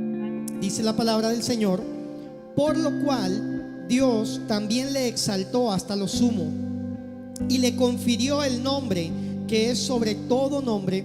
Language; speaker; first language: Spanish; native; Spanish